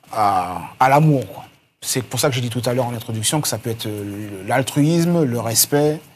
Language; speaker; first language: French; native; French